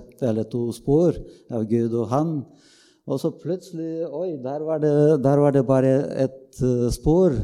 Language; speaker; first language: Norwegian; non-native, fluent; Bulgarian